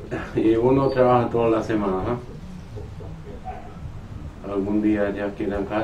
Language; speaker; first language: Spanish; non-native, learner; Plautdietsch